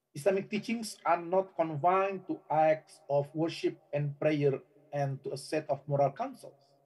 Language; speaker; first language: English; non-native, fluent; Indonesian